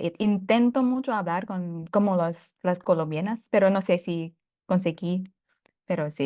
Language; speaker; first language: Spanish; non-native, fluent; Thai